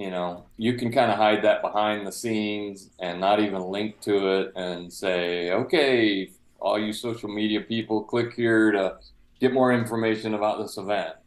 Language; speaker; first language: English; native; English